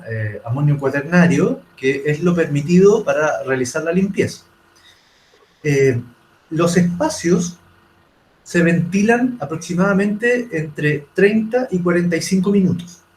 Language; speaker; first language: Spanish; native; Spanish